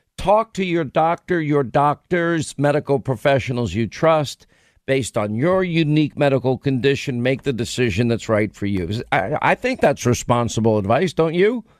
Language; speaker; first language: English; native; English